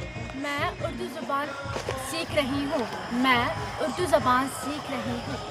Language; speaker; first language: Hindi; non-native, fluent; Arabic